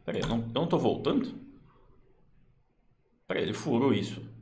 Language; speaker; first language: Portuguese; native; Portuguese